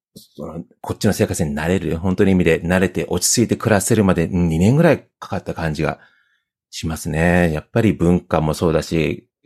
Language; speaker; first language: Japanese; early bilingual, heritage; Japanese